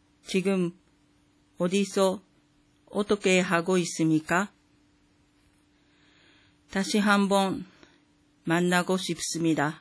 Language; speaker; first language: Korean; non-native, fluent; Japanese